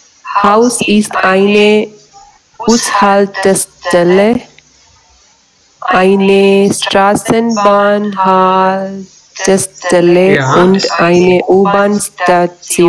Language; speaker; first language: German; non-native, learner; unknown